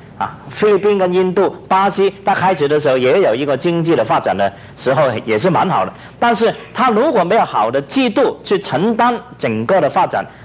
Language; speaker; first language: Chinese; non-native, local second language; Cantonese